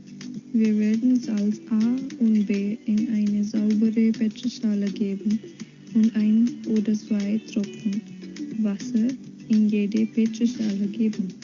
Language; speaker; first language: German; non-native, fluent; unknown